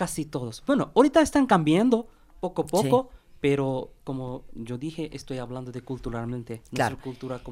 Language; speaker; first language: Spanish; non-native, learner; Bangla